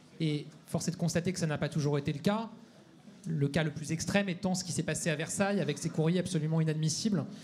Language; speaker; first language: French; native; French